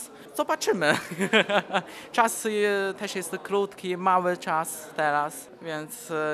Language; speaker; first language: Polish; non-native, learner; Chinese